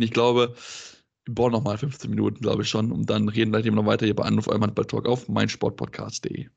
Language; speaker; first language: German; native; German